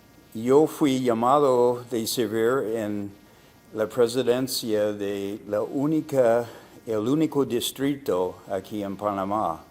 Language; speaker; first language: Spanish; non-native, fluent; English